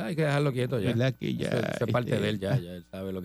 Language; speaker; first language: Spanish; native; Spanish